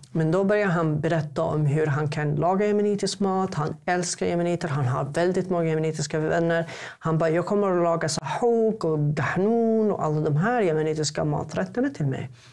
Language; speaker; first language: Swedish; non-native, fluent; Arabic